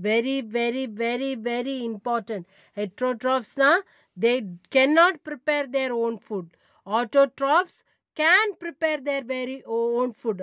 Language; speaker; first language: English; non-native, local second language; Tamil